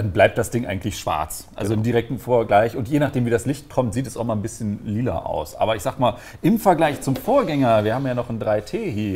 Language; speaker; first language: German; native; German